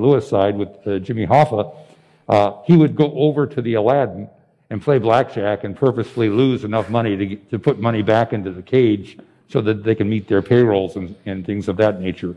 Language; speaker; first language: English; native; English